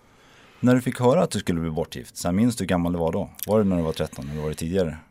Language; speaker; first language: Swedish; native; Swedish